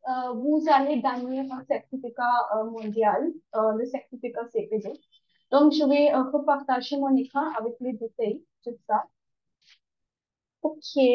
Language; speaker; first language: French; non-native, learner; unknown